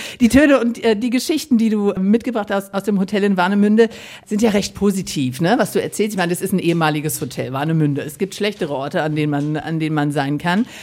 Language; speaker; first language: German; native; German